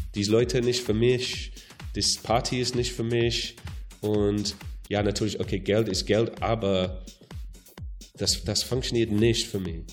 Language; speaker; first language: German; non-native, learner; English